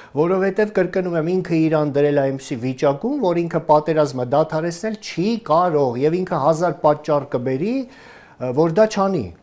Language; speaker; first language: Armenian; native; Armenian